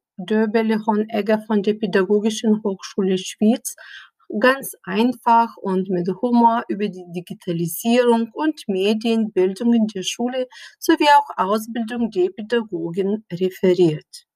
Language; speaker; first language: German; non-native, fluent; Lithuanian